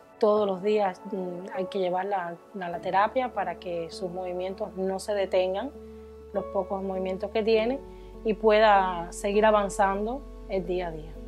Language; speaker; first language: Spanish; native; Spanish